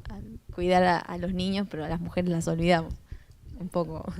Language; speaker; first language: Spanish; native; Spanish